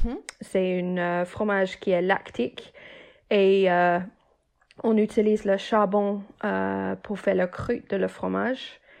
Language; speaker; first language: French; non-native, fluent; English